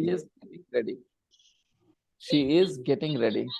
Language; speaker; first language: English; non-native, local second language; Hindi